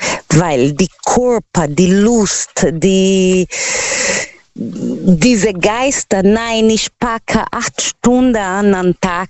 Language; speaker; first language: German; non-native, learner; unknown